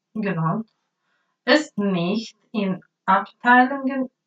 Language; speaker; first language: German; non-native, learner; Ukrainian